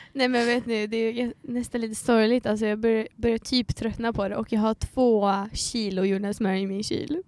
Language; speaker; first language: Swedish; native; Swedish